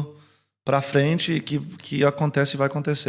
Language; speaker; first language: Portuguese; early bilingual, heritage; English